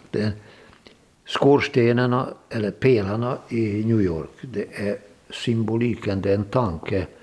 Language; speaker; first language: Swedish; non-native, fluent; Hungarian